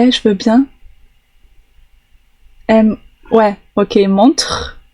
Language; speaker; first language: French; native; French